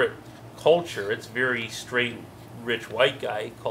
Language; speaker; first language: English; native; English